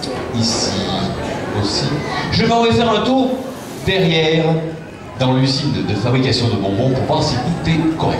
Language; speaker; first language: French; native; French